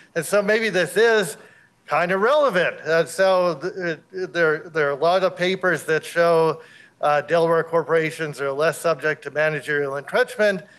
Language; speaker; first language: English; native; English